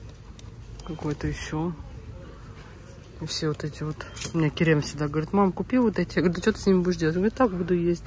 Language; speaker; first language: Russian; native; Russian